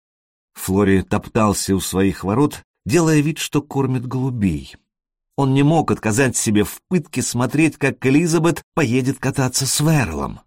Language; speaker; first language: Russian; native; Russian